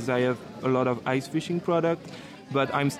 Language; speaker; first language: English; non-native, fluent; French